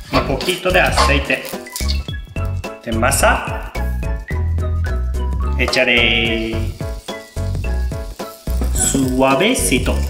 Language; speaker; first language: Spanish; non-native, learner; Japanese